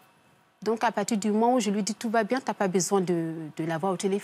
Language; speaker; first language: French; early bilingual, other home language; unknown